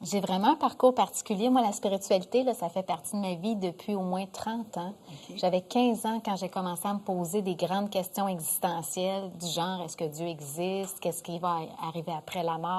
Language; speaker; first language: French; native; French